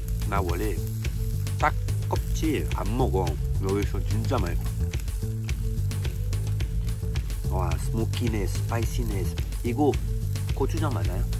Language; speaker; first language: Korean; non-native, learner; French